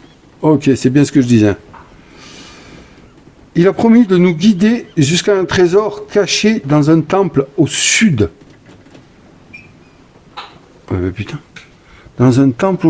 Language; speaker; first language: French; native; French